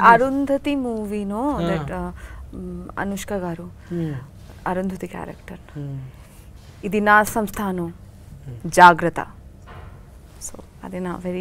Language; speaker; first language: Telugu; non-native, learner; Bangla